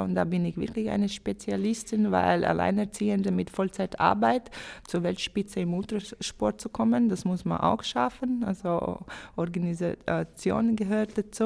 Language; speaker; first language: German; non-native, fluent; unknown